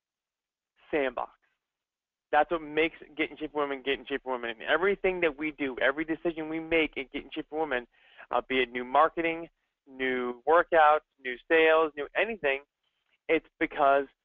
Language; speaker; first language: English; native; English